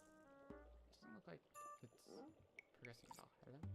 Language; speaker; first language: English; native; English